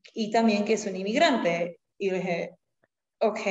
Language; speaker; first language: Spanish; native; Spanish